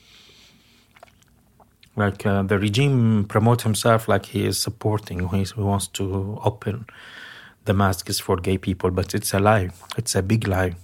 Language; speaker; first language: English; non-native, fluent; Arabic